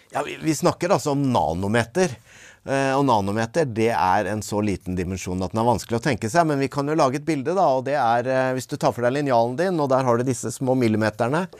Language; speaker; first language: Norwegian; native; Norwegian